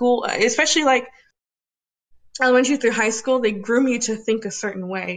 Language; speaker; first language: English; early bilingual, other home language; Spanish